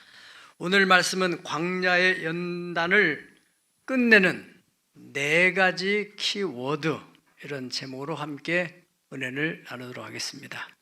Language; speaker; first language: Korean; native; Korean